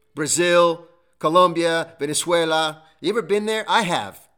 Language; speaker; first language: English; non-native, fluent; Italian